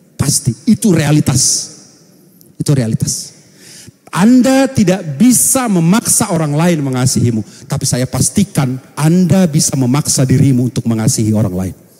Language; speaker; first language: Indonesian; non-native, local second language; Batak Toba